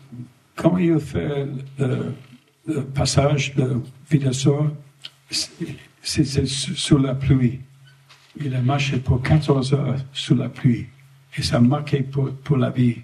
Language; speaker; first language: French; non-native, fluent; English